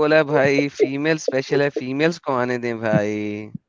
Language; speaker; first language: Hindi; native; Hindi